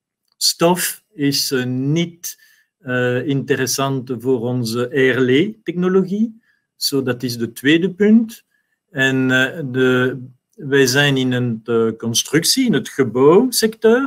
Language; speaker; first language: Dutch; non-native, learner; French